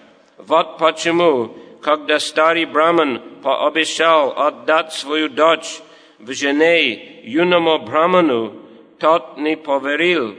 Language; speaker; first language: Russian; non-native, learner; English